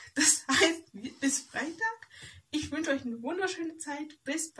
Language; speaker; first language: German; native; German